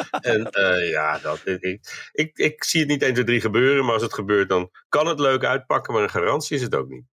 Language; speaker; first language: Dutch; native; Dutch